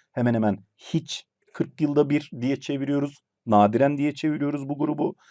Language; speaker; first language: Turkish; native; Turkish